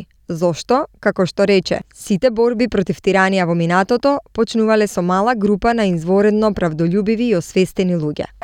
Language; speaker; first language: Macedonian; native; Macedonian